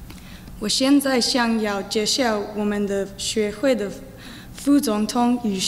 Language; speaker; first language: Chinese; non-native, learner; English